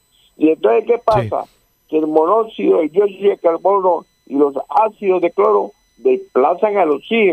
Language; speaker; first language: Spanish; native; Spanish